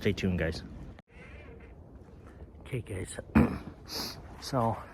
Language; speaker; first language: English; native; English